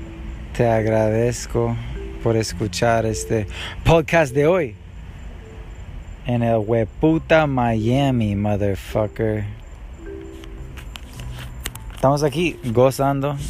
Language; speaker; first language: Spanish; non-native, learner; English